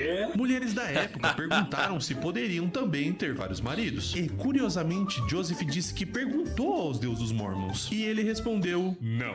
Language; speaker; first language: Portuguese; native; Portuguese